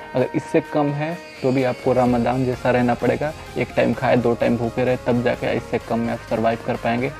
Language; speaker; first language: Hindi; native; Hindi